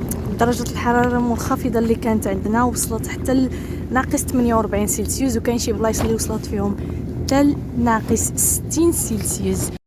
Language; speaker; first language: Arabic; native; Arabic